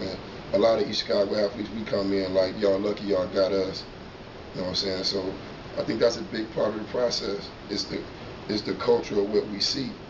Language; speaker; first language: English; native; English